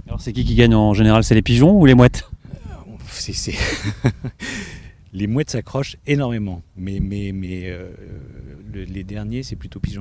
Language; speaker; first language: French; native; French